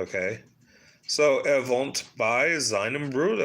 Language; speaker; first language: German; non-native, learner; English